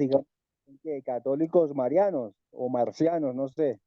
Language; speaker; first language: Spanish; native; Spanish